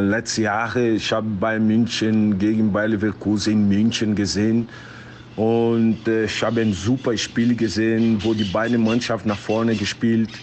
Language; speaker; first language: German; non-native, learner; Portuguese